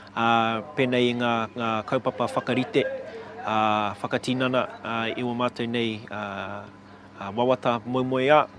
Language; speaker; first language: Māori; non-native, local second language; English